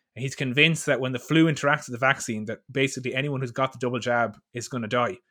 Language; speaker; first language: English; native; English